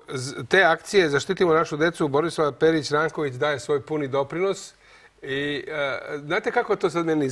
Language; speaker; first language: Croatian; native; Croatian